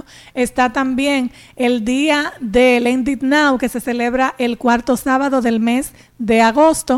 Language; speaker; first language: Spanish; native; Spanish